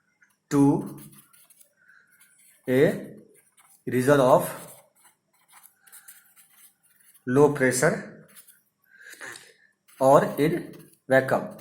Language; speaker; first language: English; non-native, local second language; Hindi